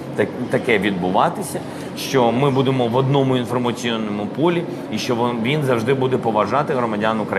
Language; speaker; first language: Ukrainian; non-native, local second language; Russian